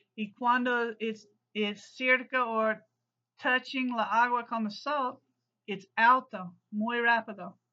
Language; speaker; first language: Spanish; non-native, learner; English